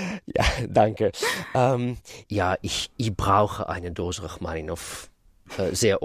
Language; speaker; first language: German; non-native, fluent; Russian